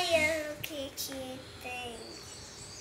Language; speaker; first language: Portuguese; native; Portuguese